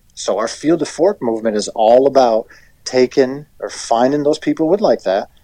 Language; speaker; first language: English; native; English